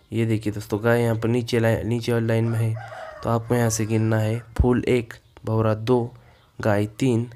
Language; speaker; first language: Hindi; non-native, local second language; Marathi